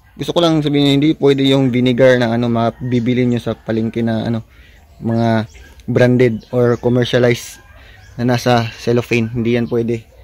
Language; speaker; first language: Filipino; non-native, local second language; Cebuano